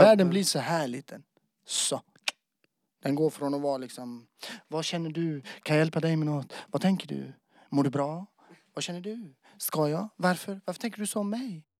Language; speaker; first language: Swedish; early bilingual, other home language; Albanian